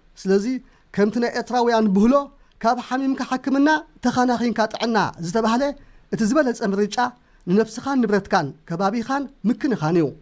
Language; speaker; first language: Tigrinya; native; Tigrinya